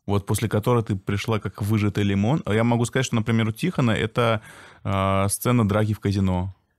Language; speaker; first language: Russian; native; Russian